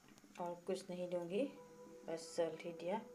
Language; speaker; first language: Hindi; non-native, local second language; Assamese